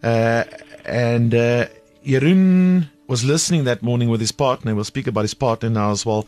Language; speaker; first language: English; non-native, local second language; Afrikaans